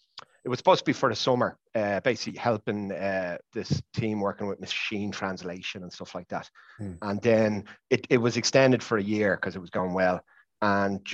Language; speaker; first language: English; native; English